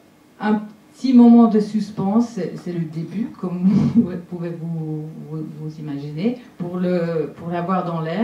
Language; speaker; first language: French; non-native, local second language; German